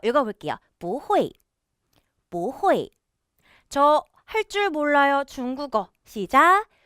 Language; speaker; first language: Korean; native; Korean